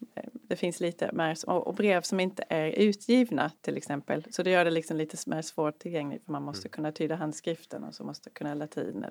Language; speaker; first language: Swedish; non-native, fluent; English